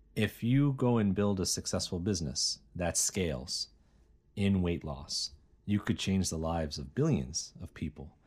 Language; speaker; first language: English; native; English